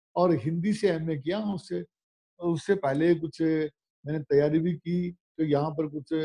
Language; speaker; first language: Hindi; native; Hindi